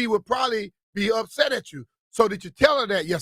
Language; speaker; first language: English; native; English